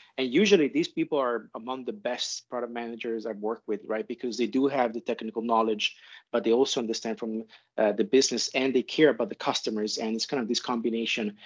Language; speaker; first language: English; non-native, fluent; Italian